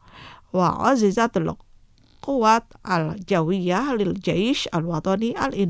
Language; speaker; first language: Arabic; non-native, fluent; Indonesian